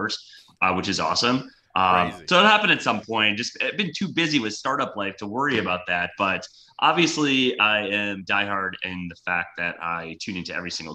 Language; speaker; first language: English; native; English